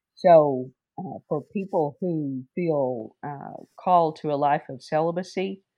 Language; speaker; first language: English; native; English